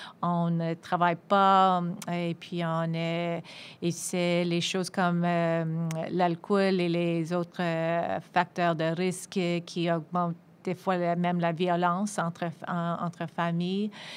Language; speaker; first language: French; non-native, fluent; English